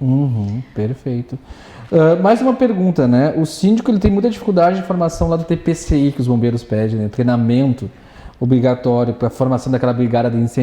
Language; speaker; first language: Portuguese; native; Portuguese